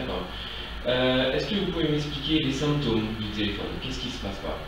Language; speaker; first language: French; native; French